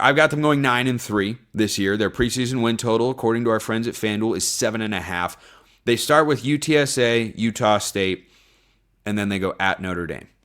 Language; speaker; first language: English; native; English